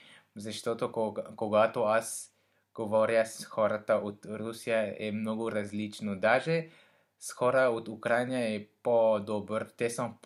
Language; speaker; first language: Bulgarian; non-native, learner; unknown